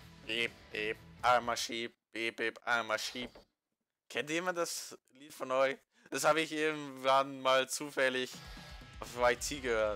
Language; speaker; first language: German; native; German